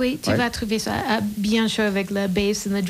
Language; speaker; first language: French; non-native, learner; English